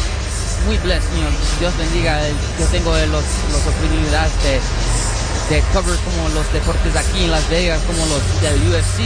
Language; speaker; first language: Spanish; early bilingual, heritage; Spanish